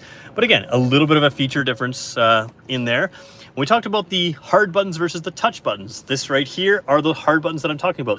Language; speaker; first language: English; native; English